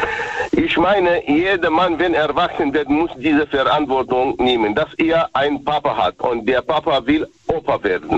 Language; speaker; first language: German; non-native, learner; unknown